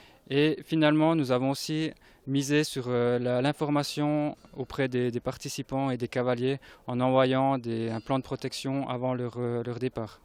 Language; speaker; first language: French; native; French